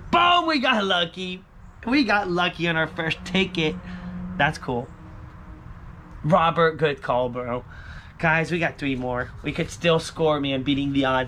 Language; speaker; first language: English; native; English